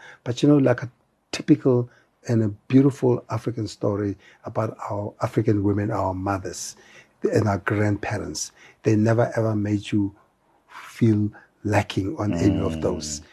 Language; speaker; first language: English; non-native, local second language; Tswana